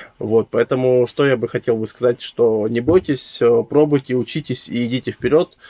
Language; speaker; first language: Russian; native; Russian